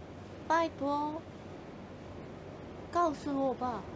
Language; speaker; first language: Chinese; non-native, learner; Japanese